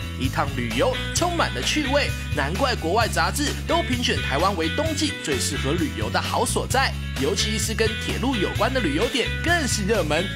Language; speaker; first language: Chinese; native; Chinese